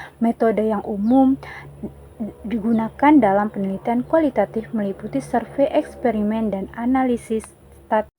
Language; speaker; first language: Indonesian; native; Indonesian